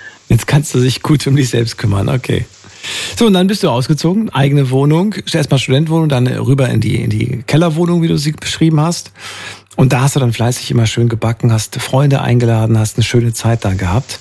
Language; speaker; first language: German; native; German